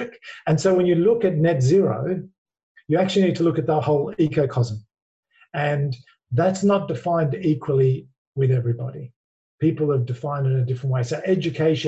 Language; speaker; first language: English; native; English